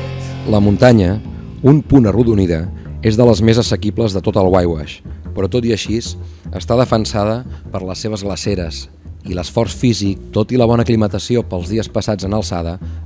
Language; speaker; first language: Catalan; native; Catalan